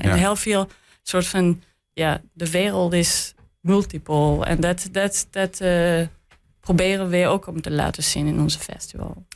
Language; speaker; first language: Dutch; non-native, learner; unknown